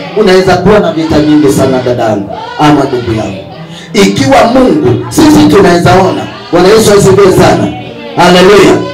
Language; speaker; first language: Swahili; non-native, local second language; Kikuyu